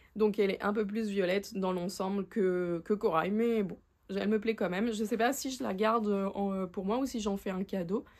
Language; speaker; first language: French; native; French